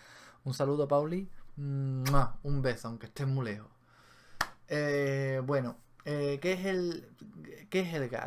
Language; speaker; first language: Spanish; native; Spanish